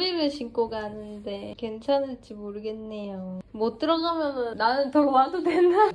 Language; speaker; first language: Korean; native; Korean